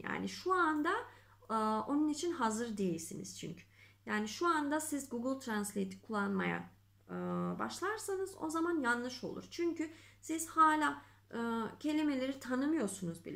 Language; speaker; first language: Turkish; non-native, fluent; Macedonian